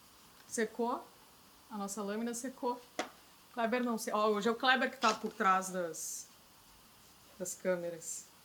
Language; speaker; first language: Portuguese; native; Portuguese